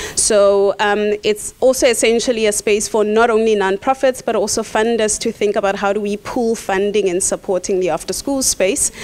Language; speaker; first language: English; non-native, local second language; Tswana